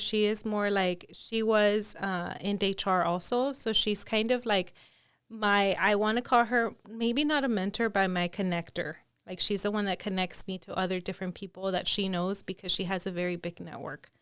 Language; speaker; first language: English; early bilingual, other home language; Spanish